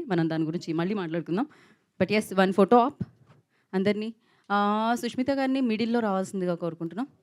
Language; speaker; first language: Telugu; native; Telugu